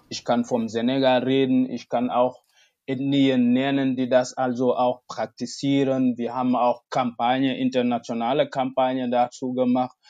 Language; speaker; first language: German; non-native, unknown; Wolof